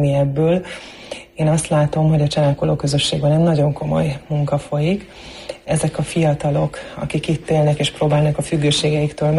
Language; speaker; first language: Hungarian; non-native, local second language; Croatian